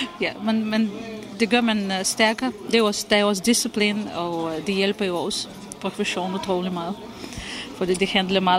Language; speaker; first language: Danish; non-native, fluent; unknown